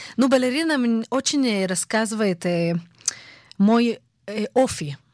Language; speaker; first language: Russian; early bilingual, heritage; Hebrew